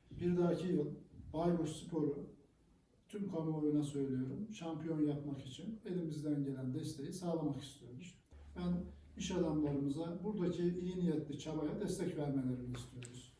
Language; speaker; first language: Turkish; native; Turkish